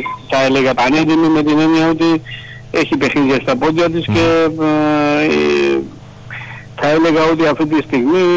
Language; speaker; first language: Greek; non-native, fluent; Georgian